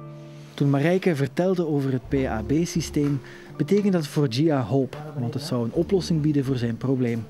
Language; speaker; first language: Dutch; native; Dutch